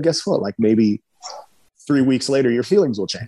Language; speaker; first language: English; early bilingual, other home language; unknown